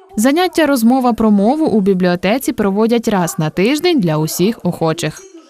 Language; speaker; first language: Ukrainian; native; Ukrainian